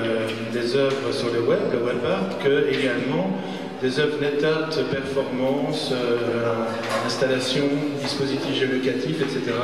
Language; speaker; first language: French; native; French